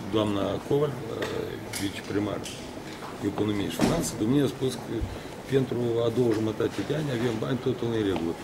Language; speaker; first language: Romanian; non-native, local second language; Russian